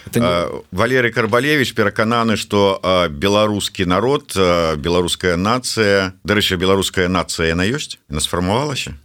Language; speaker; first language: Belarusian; non-native, local second language; Russian